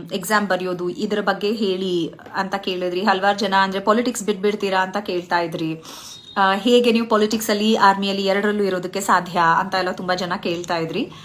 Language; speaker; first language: Kannada; native; Kannada